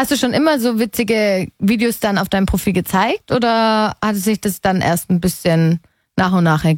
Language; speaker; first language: German; native; German